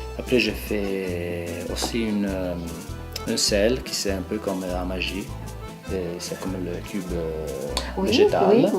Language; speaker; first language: French; non-native, local second language; Italian